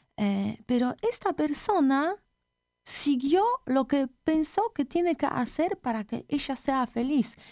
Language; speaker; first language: Spanish; non-native, fluent; Polish